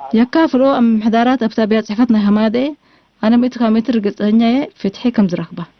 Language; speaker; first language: Tigrinya; non-native, local second language; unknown